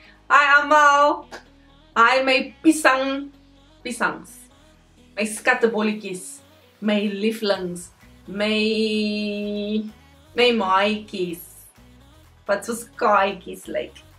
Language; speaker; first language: English; native; English